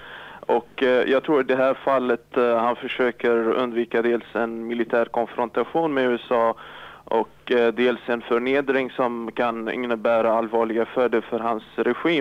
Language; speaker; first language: Swedish; non-native, fluent; Arabic